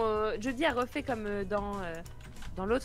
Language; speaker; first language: French; native; French